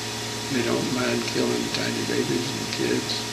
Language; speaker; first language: English; native; English